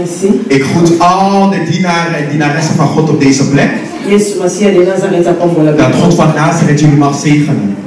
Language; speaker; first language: Dutch; non-native, fluent; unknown